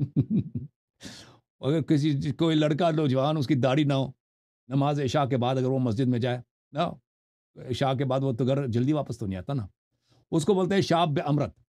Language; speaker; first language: Urdu; non-native, fluent; Persian